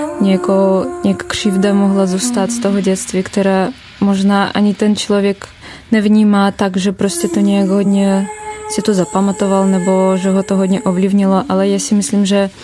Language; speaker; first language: Czech; non-native, fluent; Russian